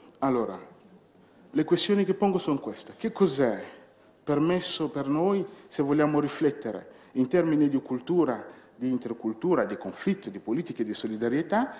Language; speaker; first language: Italian; non-native, fluent; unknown